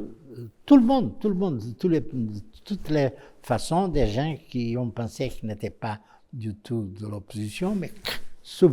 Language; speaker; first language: French; non-native, fluent; Portuguese